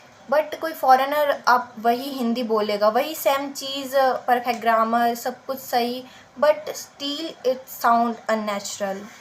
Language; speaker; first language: Hindi; native; Hindi